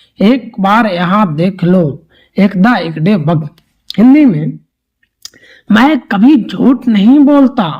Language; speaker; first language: Hindi; native; Hindi